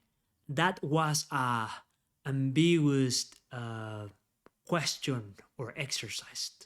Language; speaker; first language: English; non-native, fluent; Spanish